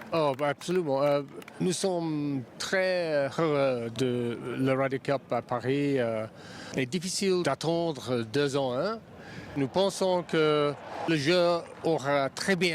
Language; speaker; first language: French; non-native, learner; English